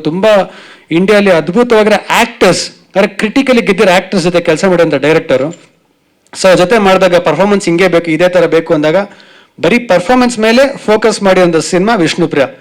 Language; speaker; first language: Kannada; native; Kannada